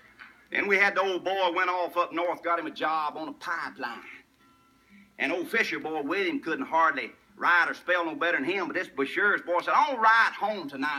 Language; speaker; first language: English; native; English